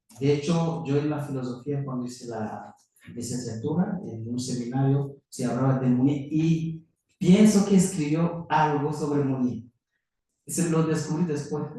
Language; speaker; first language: Spanish; non-native, fluent; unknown